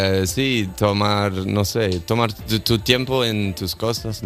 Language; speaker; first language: Spanish; non-native, learner; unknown